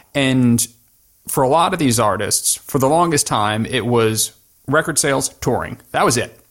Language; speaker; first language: English; native; English